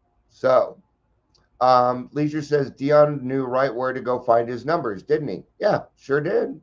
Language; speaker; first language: English; native; English